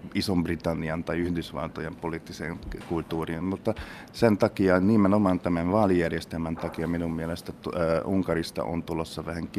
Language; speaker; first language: Finnish; non-native, fluent; Hungarian